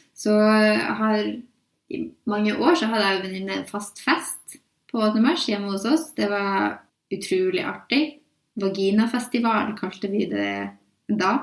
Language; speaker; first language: Norwegian; native; Norwegian